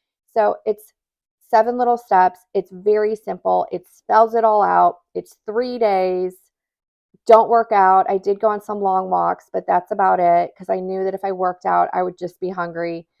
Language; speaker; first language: English; native; English